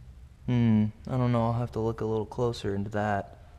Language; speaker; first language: English; native; English